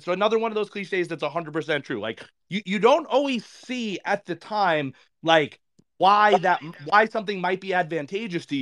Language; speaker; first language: English; native; English